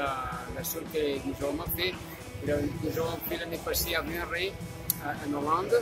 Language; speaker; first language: French; non-native, learner; Italian